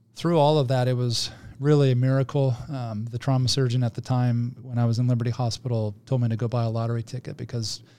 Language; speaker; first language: English; native; English